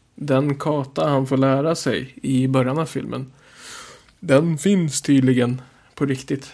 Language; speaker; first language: Swedish; native; Swedish